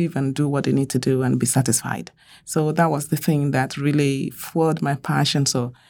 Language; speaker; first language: English; non-native, local second language; Yoruba